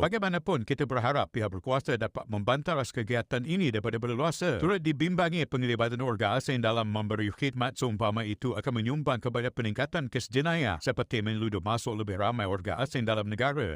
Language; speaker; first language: Malay; native; Malay